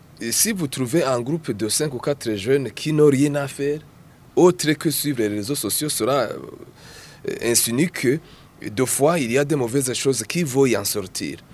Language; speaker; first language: French; non-native, local second language; Rundi